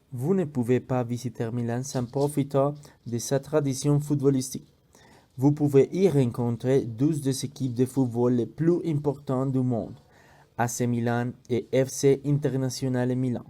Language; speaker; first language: French; non-native, learner; Spanish